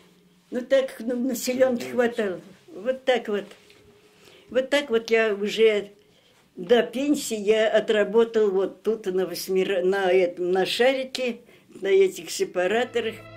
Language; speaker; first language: Russian; native; Russian